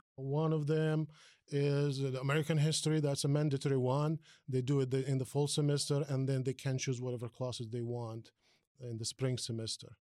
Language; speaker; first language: English; non-native, fluent; Arabic